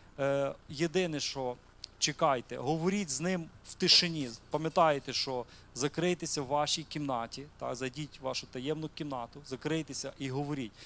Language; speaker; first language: Ukrainian; native; Ukrainian